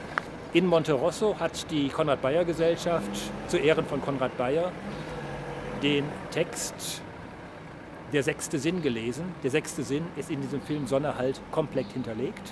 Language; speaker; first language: German; native; German